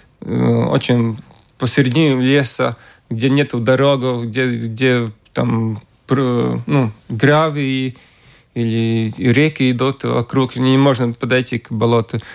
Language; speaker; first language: Russian; non-native, local second language; Latvian